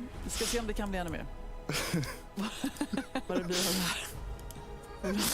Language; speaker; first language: Swedish; native; Swedish